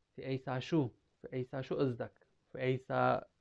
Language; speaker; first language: Arabic; non-native, fluent; Turkish